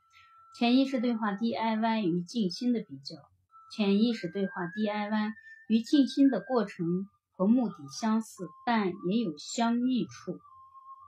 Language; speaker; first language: Chinese; native; Chinese